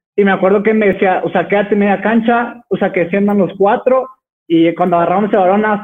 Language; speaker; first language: Spanish; native; Spanish